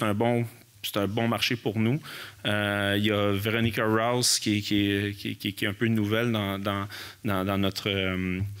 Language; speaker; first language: French; native; French